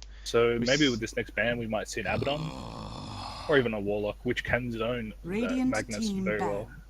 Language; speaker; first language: English; native; English